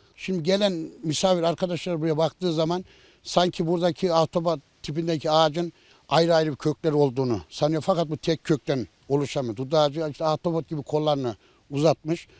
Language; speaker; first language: Turkish; native; Turkish